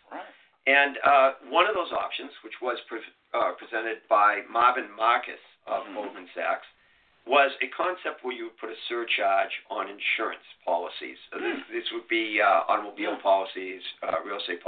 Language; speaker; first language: English; native; English